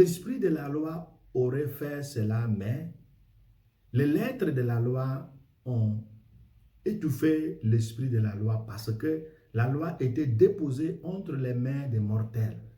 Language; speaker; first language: French; non-native, fluent; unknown